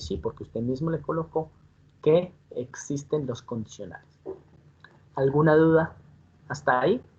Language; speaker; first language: Spanish; native; Spanish